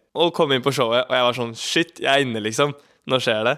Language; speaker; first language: Norwegian; native; Norwegian